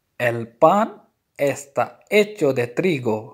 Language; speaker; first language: Spanish; non-native, fluent; Urdu